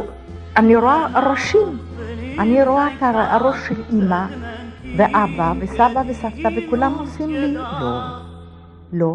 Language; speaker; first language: Hebrew; non-native, fluent; Polish